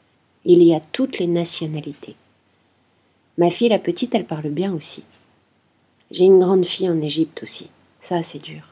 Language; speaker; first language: French; non-native, learner; Arabic